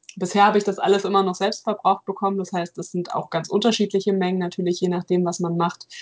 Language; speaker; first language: German; native; German